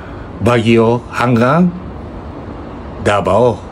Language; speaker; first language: Filipino; non-native, learner; Japanese